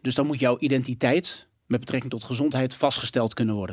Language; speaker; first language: Dutch; native; Dutch